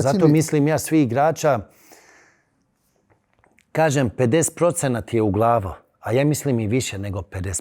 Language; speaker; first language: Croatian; early bilingual, heritage; Bosnian